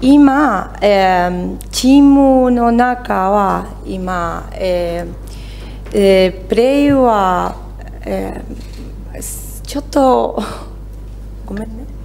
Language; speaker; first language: Japanese; non-native, learner; Spanish